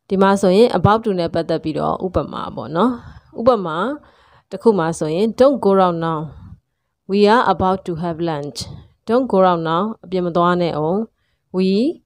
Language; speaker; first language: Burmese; native; Burmese